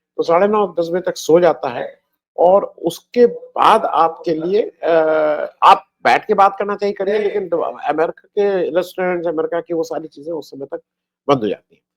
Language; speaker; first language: Hindi; native; Hindi